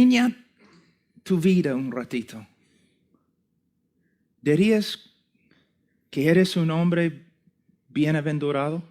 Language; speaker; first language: Spanish; non-native, fluent; English